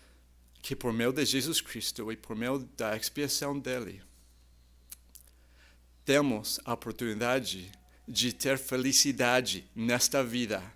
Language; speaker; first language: Portuguese; non-native, fluent; English